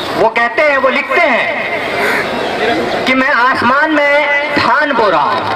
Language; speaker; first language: Hindi; non-native, local second language; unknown